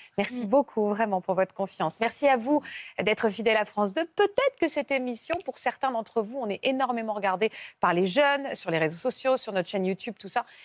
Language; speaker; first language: French; native; French